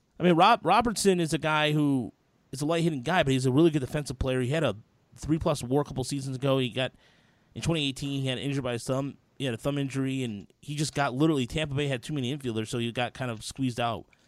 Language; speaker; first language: English; early bilingual, other home language; Spanish